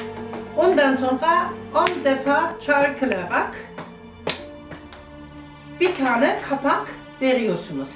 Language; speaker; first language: Turkish; non-native, learner; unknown